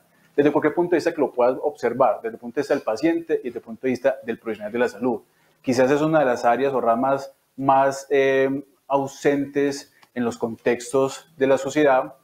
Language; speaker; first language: Spanish; native; Spanish